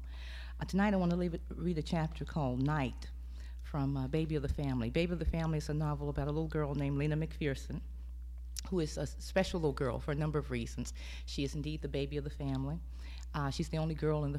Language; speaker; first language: English; native; English